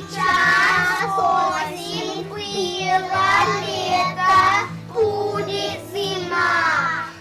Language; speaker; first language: Russian; non-native, learner; English